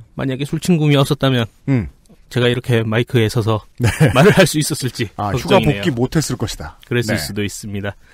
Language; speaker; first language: Korean; native; Korean